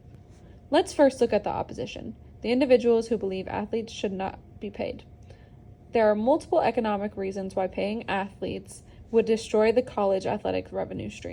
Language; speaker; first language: English; native; English